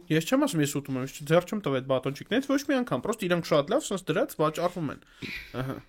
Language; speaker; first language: Armenian; native; Armenian